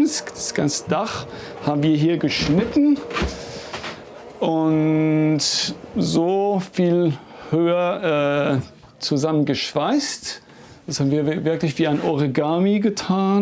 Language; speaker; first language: German; non-native, fluent; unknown